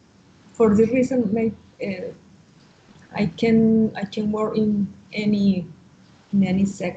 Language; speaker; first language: English; non-native, learner; Spanish